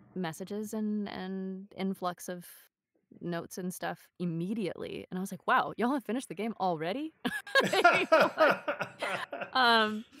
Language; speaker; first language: English; native; English